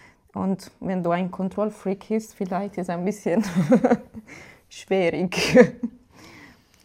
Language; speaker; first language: German; non-native, fluent; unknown